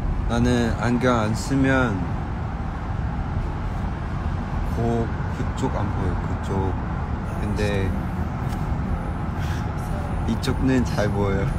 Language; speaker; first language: Korean; non-native, learner; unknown